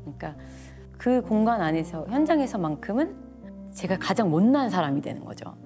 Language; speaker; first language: Korean; native; Korean